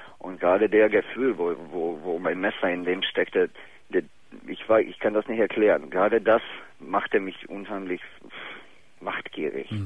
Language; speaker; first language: German; non-native, fluent; Bosnian